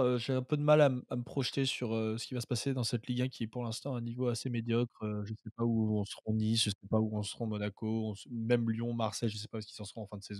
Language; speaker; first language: French; native; French